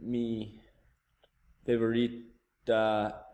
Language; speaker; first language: Spanish; non-native, learner; English